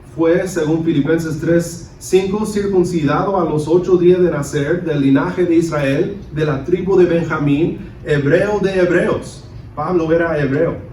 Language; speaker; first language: Spanish; early bilingual, other home language; English